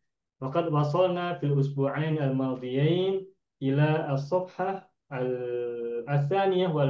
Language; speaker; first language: Arabic; non-native, fluent; Indonesian